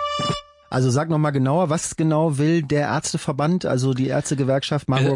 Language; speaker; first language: German; native; German